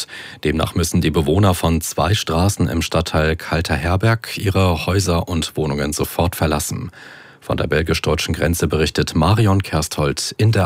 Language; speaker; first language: German; native; German